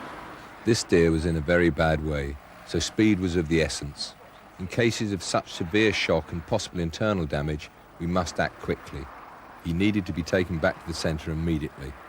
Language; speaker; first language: English; native; English